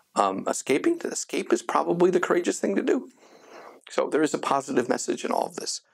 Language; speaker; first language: English; native; English